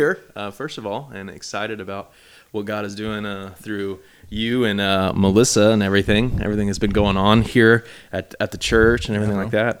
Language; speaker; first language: English; native; English